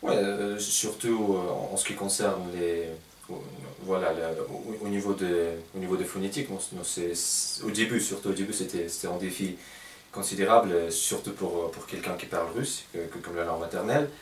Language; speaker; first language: French; non-native, fluent; Russian